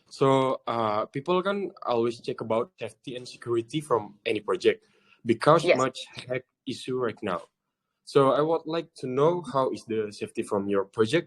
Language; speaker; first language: English; non-native, learner; Indonesian